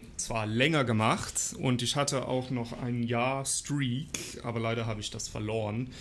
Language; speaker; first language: German; non-native, learner; English